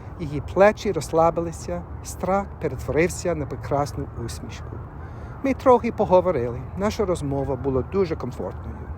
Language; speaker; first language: Ukrainian; non-native, learner; English